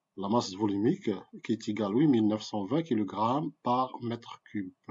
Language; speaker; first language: French; non-native, local second language; Arabic